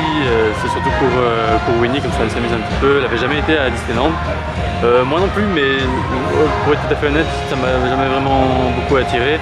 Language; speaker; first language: French; native; French